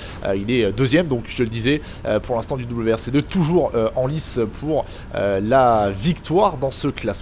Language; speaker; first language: French; native; French